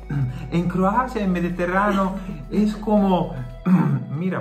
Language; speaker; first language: Spanish; non-native, learner; Croatian